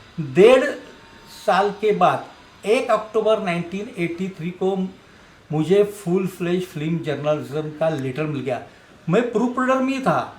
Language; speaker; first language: Hindi; non-native, local second language; Marathi